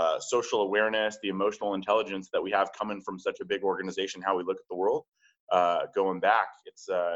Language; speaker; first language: English; native; English